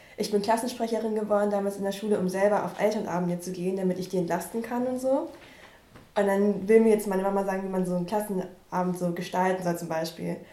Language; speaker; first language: German; early bilingual, other home language; Vietnamese